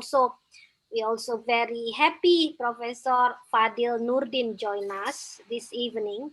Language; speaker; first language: English; non-native, fluent; Indonesian